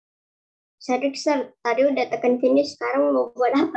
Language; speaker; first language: Indonesian; native; Indonesian